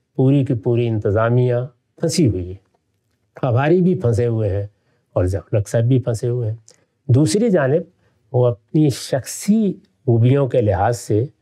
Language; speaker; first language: Urdu; non-native, local second language; Punjabi